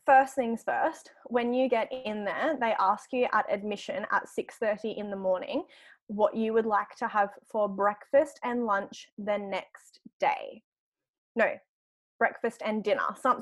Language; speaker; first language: English; native; English